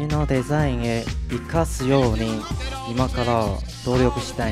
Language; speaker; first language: Japanese; non-native, fluent; Chinese